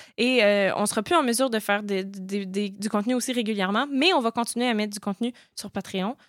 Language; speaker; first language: French; native; French